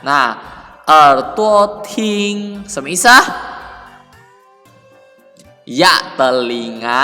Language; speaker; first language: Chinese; non-native, fluent; Indonesian